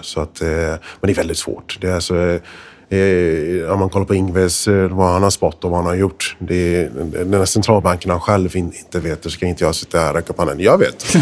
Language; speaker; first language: Swedish; non-native, fluent; English